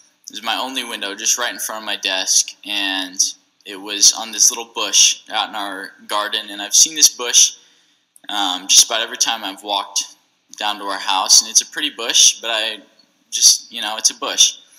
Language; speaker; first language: English; native; English